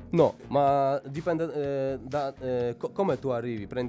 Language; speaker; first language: Italian; non-native, learner; Polish